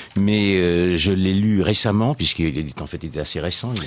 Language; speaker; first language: French; native; French